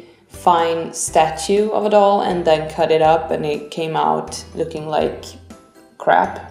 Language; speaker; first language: English; non-native, fluent; Swedish